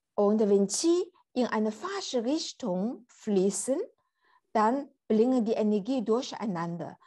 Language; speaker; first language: German; non-native, learner; Chinese